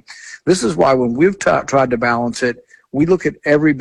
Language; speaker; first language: English; native; English